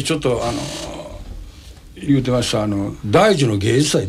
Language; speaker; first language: Japanese; native; Japanese